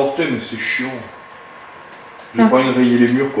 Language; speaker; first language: French; native; French